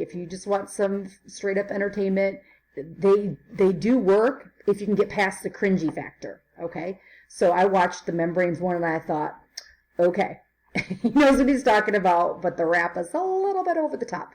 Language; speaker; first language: English; native; English